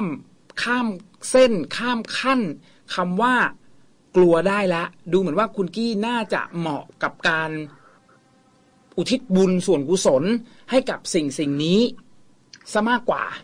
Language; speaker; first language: Thai; native; Thai